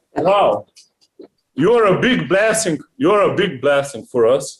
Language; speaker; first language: English; non-native, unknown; Slovenian